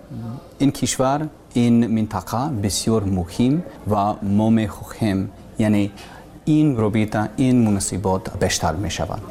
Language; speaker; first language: Persian; non-native, learner; English